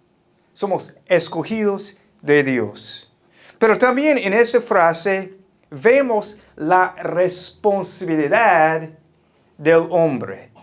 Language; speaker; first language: Spanish; non-native, fluent; English